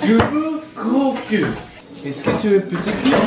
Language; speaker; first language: French; non-native, learner; Korean